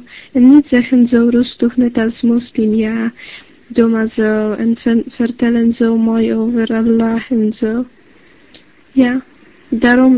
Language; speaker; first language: Dutch; non-native, learner; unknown